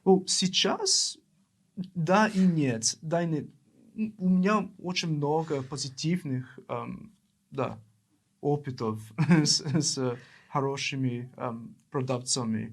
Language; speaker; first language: Russian; non-native, learner; English